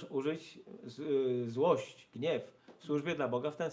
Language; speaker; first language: Polish; native; Polish